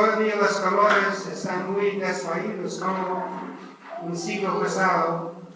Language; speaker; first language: Spanish; non-native, learner; English